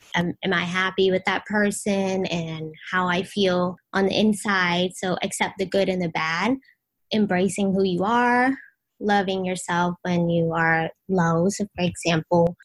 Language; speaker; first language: English; early bilingual, other home language; Vietnamese